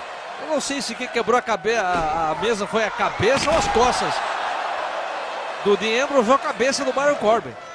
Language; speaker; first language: Portuguese; native; Portuguese